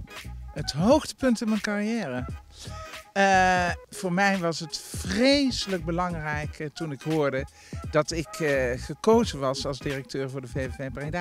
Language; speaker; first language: Dutch; native; Dutch